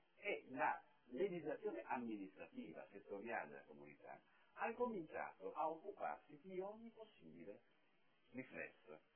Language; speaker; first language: Italian; native; Italian